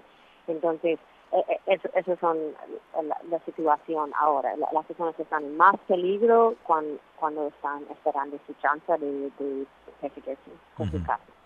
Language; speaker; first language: Spanish; non-native, fluent; English